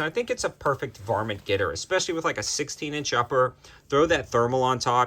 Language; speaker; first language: English; native; English